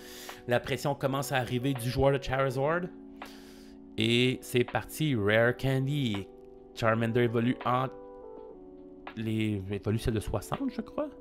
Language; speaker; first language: French; native; French